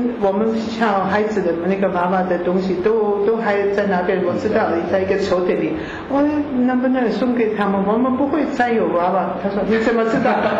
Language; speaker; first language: Chinese; non-native, fluent; German